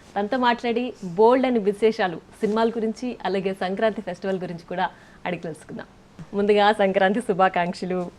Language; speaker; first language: Telugu; native; Telugu